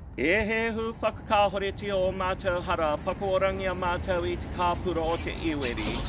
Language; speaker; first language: Māori; non-native, local second language; English